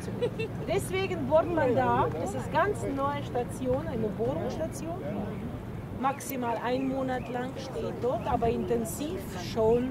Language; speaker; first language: German; non-native, learner; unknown